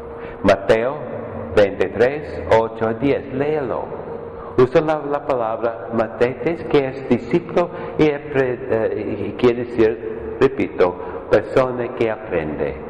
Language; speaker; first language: Spanish; non-native, fluent; English